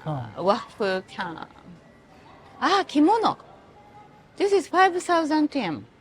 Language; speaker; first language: English; non-native, learner; Japanese